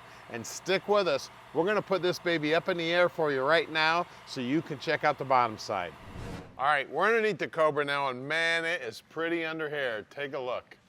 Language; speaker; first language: English; native; English